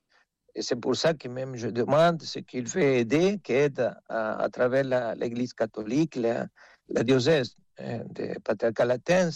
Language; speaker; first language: French; non-native, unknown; Spanish